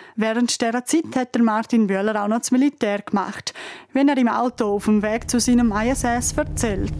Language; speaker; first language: German; native; German